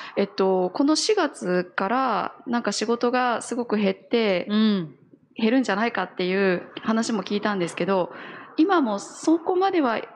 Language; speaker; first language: Japanese; native; Japanese